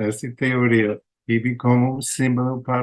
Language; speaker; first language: Portuguese; non-native, learner; English